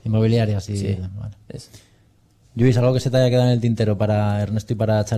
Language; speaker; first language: Spanish; native; Spanish